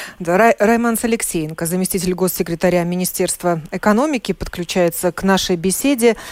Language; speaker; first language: Russian; native; Russian